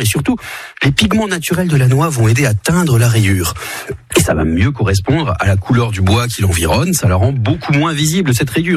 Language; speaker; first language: French; native; French